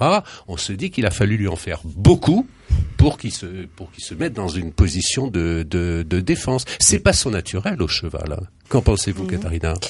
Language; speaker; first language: French; native; French